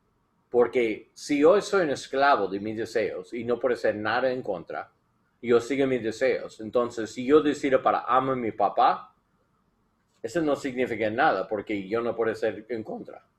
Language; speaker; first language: Spanish; non-native, learner; English